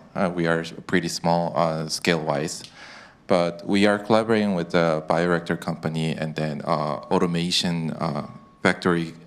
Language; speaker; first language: English; non-native, fluent; Korean